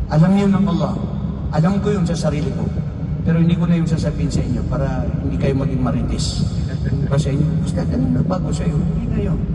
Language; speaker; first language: Filipino; non-native, local second language; Maranao